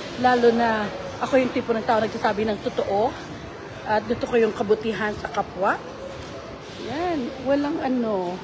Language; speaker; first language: Filipino; native; Filipino